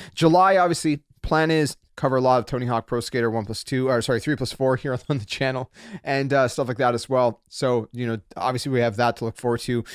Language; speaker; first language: English; native; English